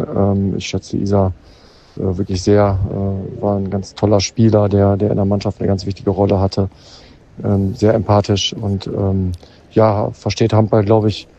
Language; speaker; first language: German; native; German